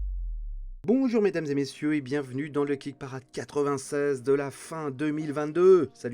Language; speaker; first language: French; native; French